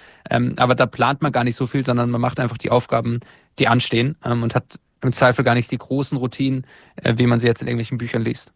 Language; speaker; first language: German; native; German